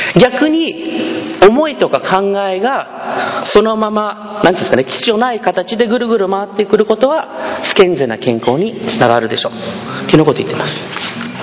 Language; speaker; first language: Japanese; early bilingual, heritage; Japanese